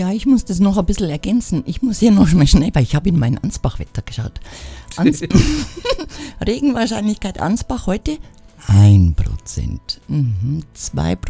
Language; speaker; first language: German; native; German